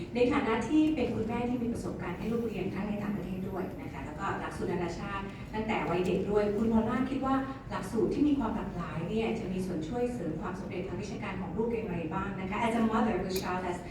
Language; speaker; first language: Thai; native; Thai